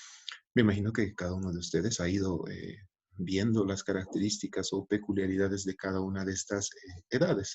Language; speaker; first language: Spanish; native; Spanish